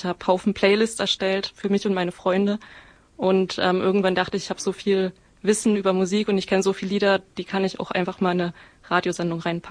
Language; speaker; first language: German; native; German